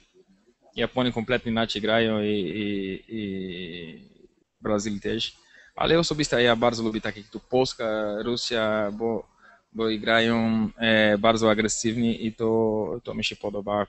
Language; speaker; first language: Polish; non-native, learner; Portuguese